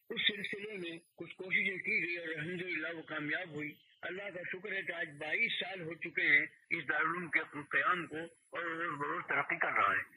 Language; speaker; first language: Urdu; native; Urdu